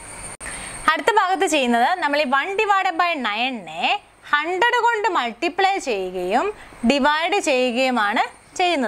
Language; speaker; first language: Malayalam; native; Malayalam